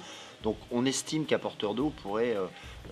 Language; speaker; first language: French; native; French